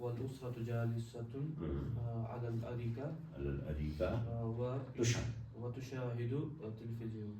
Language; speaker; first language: Arabic; non-native, learner; Urdu